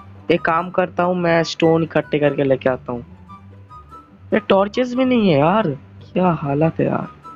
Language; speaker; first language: Hindi; non-native, learner; Bangla